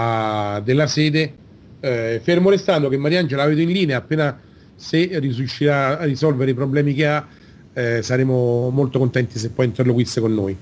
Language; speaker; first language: Italian; native; Italian